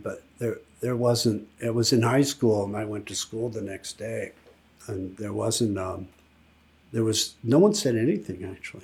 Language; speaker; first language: English; native; English